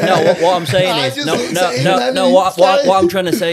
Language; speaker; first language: English; native; English